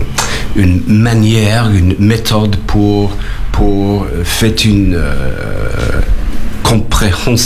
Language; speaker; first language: French; non-native, learner; English